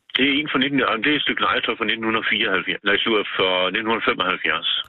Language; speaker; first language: Danish; native; Danish